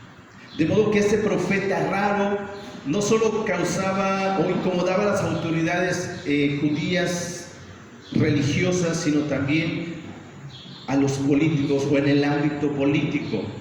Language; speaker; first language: Spanish; native; Spanish